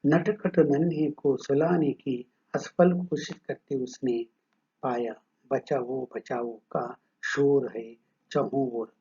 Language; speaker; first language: Hindi; non-native, local second language; Kannada